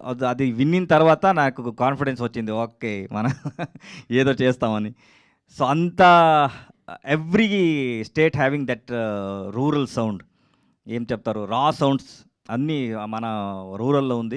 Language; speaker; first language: Telugu; non-native, learner; Kannada